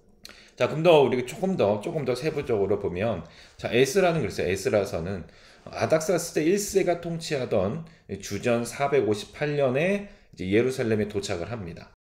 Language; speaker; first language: Korean; native; Korean